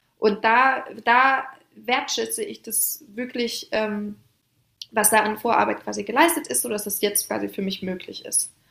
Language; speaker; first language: German; early bilingual, other home language; French